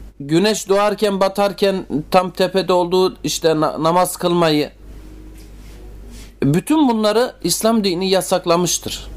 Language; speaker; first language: Turkish; native; Turkish